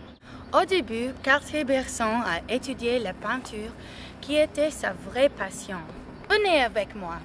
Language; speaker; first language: French; non-native, learner; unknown